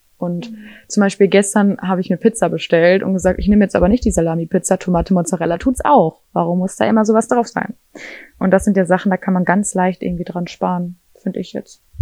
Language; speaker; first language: German; native; German